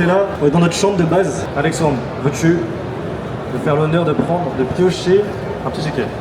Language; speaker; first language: French; native; French